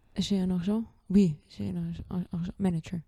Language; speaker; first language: French; non-native, learner; German